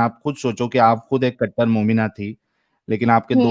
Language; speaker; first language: Hindi; native; Hindi